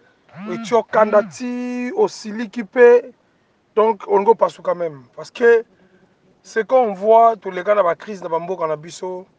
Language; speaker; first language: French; non-native, local second language; Lingala